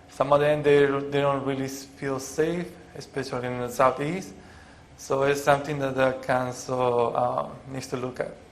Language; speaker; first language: English; non-native, fluent; Spanish